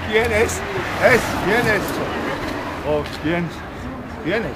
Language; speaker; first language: Spanish; non-native, learner; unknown